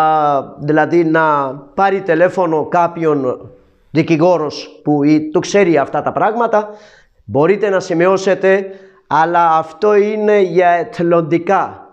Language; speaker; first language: Greek; non-native, learner; Urdu